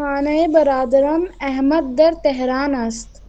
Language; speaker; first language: Persian; non-native, learner; Urdu